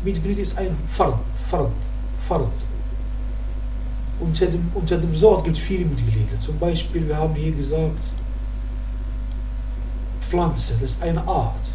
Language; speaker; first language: German; non-native, learner; Arabic